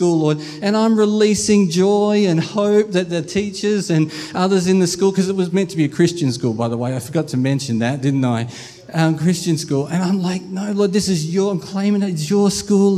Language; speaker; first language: English; native; English